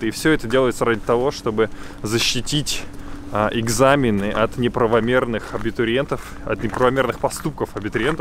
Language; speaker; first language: Russian; native; Russian